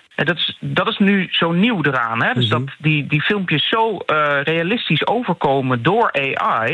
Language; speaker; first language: Dutch; native; Dutch